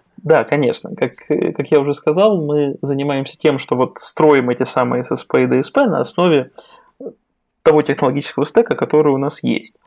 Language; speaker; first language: Russian; native; Russian